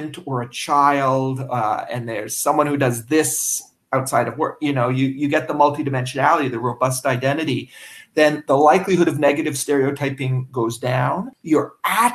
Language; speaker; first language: English; native; English